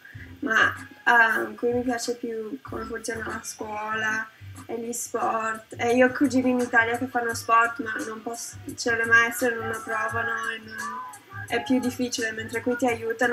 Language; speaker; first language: Italian; early bilingual, heritage; Italian